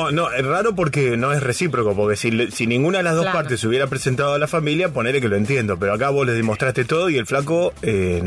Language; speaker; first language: Spanish; native; Spanish